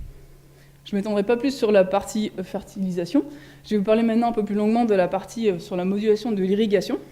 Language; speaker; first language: French; native; French